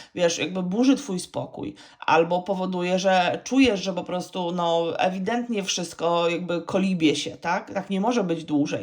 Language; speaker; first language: Polish; native; Polish